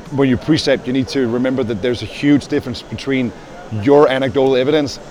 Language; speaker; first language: English; non-native, fluent; Danish